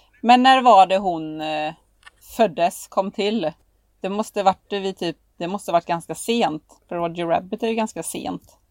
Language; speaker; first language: Swedish; native; Swedish